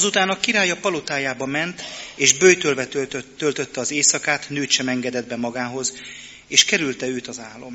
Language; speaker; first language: Hungarian; native; Hungarian